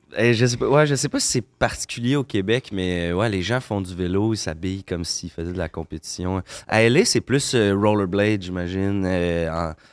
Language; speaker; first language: French; native; French